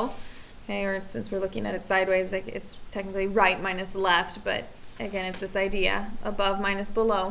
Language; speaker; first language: English; native; English